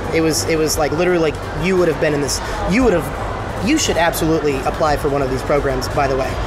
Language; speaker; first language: English; native; English